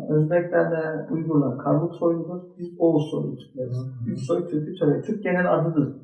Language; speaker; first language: Turkish; native; Turkish